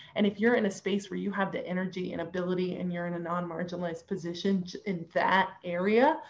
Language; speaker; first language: English; native; English